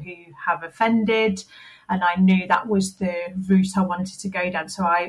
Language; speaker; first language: English; native; English